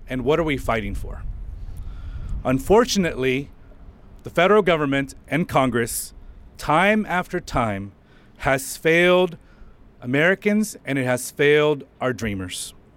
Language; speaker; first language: English; early bilingual, other home language; Spanish